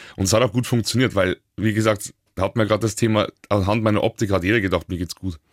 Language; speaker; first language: German; native; German